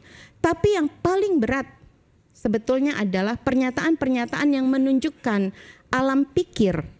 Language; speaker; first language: Indonesian; native; Indonesian